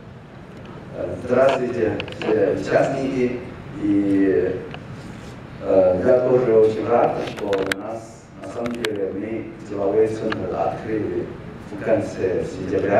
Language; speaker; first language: Russian; non-native, fluent; Chinese